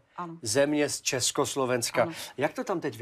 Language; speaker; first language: Czech; native; Czech